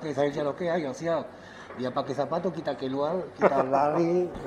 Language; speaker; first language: Indonesian; non-native, fluent; Spanish